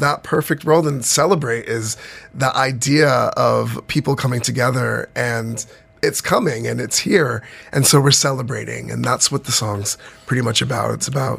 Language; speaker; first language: English; native; English